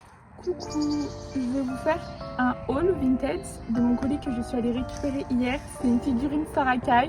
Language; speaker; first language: French; native; French